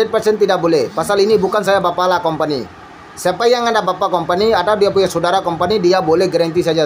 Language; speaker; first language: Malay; non-native, learner; Bangla